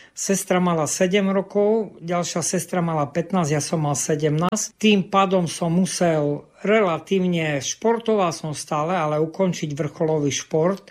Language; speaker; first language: Slovak; non-native, local second language; Rusyn